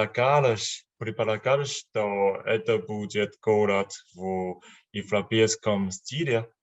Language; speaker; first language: Russian; non-native, learner; Chinese